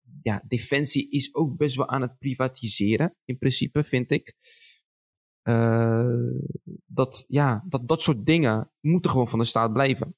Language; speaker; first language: Dutch; early bilingual, other home language; Arabic